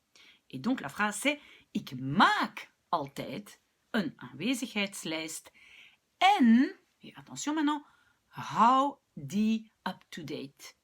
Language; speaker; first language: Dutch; non-native, local second language; French